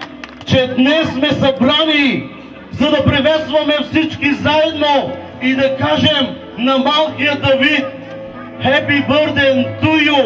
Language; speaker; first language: Bulgarian; non-native, local second language; Romany